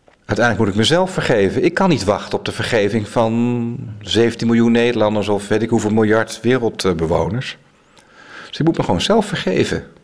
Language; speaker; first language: Dutch; native; Dutch